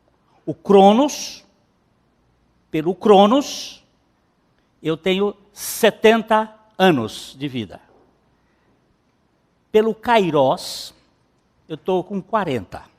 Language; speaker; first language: Portuguese; native; Portuguese